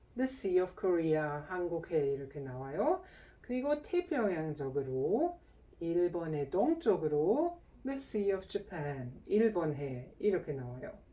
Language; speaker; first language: Korean; non-native, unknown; German